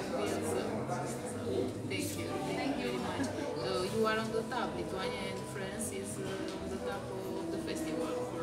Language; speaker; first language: English; non-native, fluent; Romanian